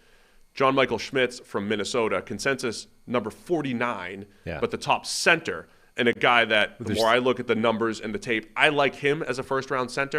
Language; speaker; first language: English; native; English